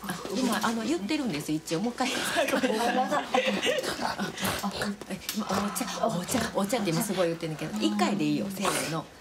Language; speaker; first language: Japanese; native; Japanese